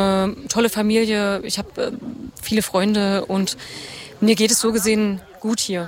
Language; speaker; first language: German; native; German